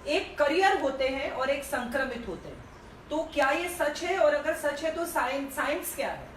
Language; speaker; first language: Hindi; non-native, local second language; Gujarati